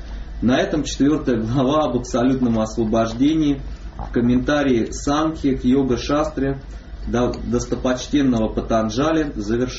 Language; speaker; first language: Russian; native; Russian